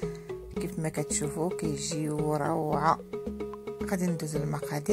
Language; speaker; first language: Arabic; native; Arabic